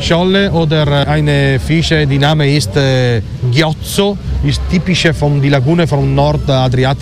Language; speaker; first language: German; non-native, learner; Italian